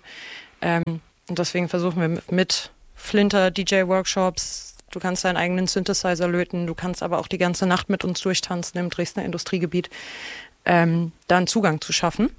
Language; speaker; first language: German; native; German